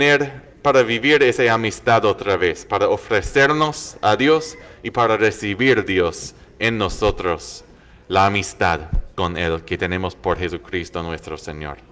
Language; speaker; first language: Spanish; non-native, learner; English